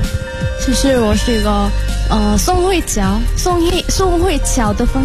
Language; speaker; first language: Chinese; non-native, learner; Korean